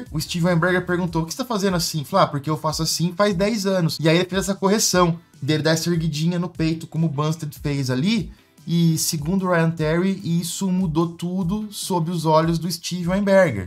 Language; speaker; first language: Portuguese; native; Portuguese